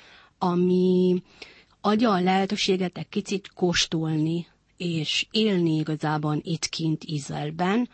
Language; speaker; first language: Hungarian; early bilingual, heritage; Hungarian